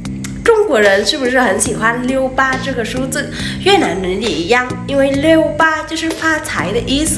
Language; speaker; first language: Chinese; non-native, fluent; Vietnamese